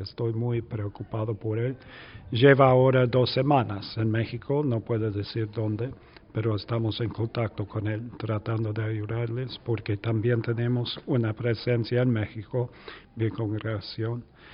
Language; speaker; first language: Spanish; non-native, fluent; English